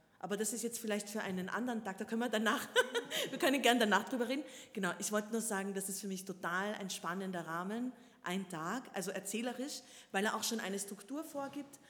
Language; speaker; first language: German; native; German